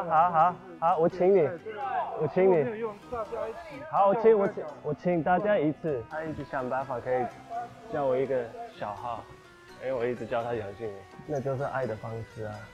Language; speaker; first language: Chinese; early bilingual, heritage; English